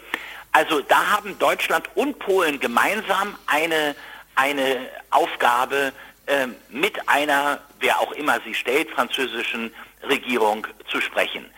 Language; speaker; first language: German; native; German